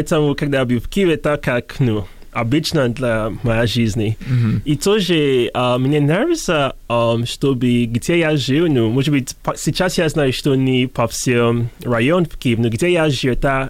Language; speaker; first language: Russian; non-native, learner; English